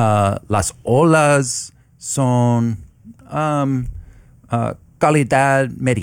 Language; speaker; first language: Spanish; non-native, learner; English